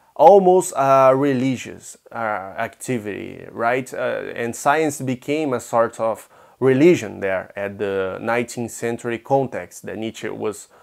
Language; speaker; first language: English; non-native, fluent; Portuguese